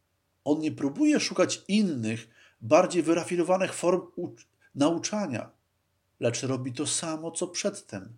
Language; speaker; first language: Polish; native; Polish